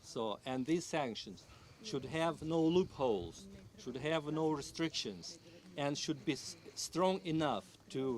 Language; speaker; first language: English; non-native, fluent; Ukrainian